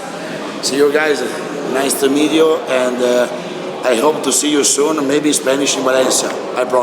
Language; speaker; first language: English; non-native, learner; Italian